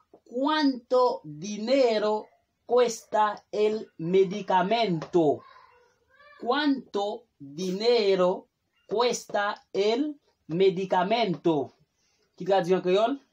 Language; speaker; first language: Spanish; non-native, fluent; Haitian Creole